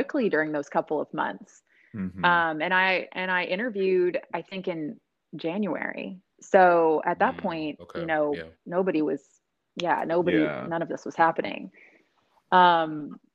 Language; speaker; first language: English; native; English